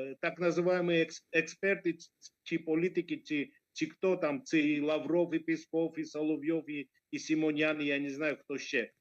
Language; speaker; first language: Ukrainian; non-native, fluent; Georgian